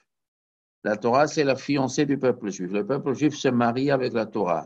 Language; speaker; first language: French; native; French